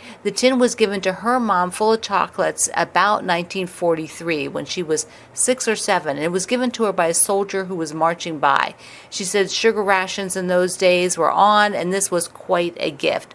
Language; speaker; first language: English; native; English